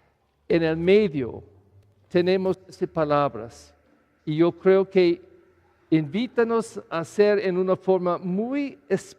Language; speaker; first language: Spanish; non-native, fluent; English